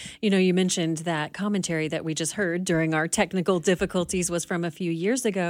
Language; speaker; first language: English; native; English